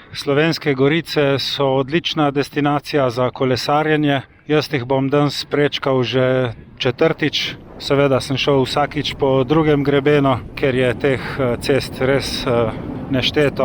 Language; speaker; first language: Slovenian; native; Slovenian